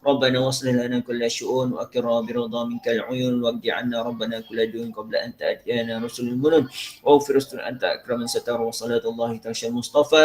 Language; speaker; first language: Arabic; non-native, fluent; Malay